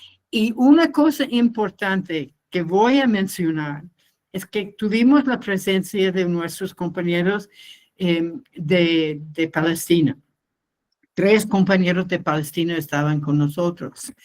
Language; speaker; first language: Spanish; non-native, fluent; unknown